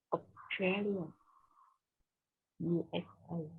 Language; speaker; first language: English; non-native, learner; Vietnamese